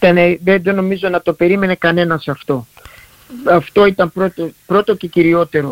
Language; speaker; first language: Greek; early bilingual, heritage; Greek